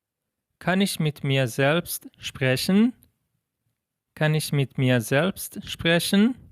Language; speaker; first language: German; non-native, fluent; Persian